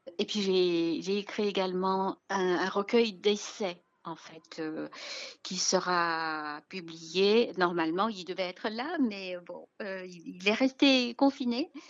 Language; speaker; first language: French; non-native, fluent; Chinese